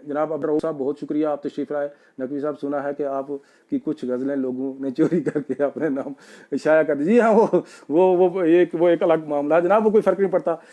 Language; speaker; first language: Urdu; non-native, local second language; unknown